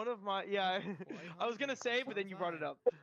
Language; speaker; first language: English; native; English